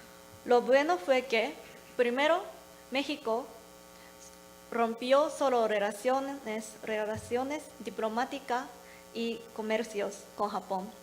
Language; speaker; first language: Spanish; non-native, learner; Japanese